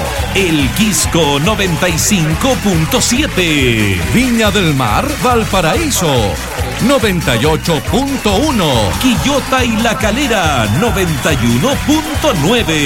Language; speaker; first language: Spanish; native; Spanish